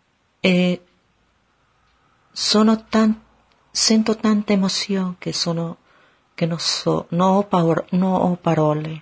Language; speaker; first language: Italian; non-native, learner; Spanish